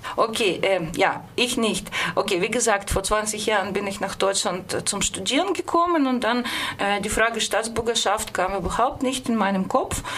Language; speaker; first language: German; non-native, fluent; Russian